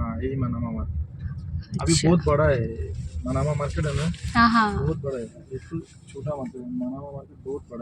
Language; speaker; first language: Hindi; non-native, learner; Bangla